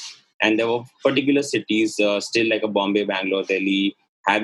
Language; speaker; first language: English; non-native, local second language; Gujarati